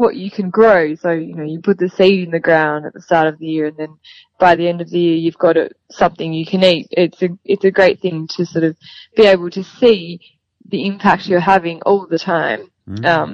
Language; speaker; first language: English; native; English